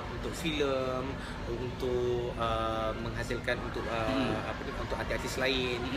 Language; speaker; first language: Malay; native; Malay